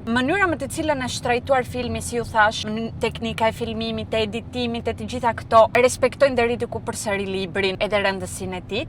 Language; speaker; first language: Albanian; early bilingual, heritage; Albanian